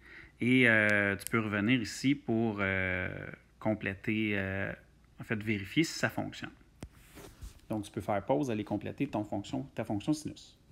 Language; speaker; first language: French; native; French